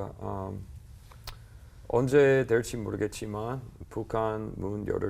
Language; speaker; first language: Korean; non-native, learner; English